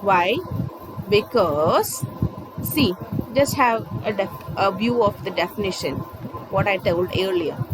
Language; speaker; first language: English; non-native, local second language; Malayalam